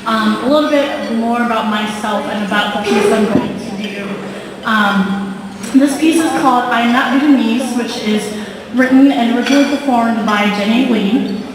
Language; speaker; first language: English; early bilingual, heritage; Vietnamese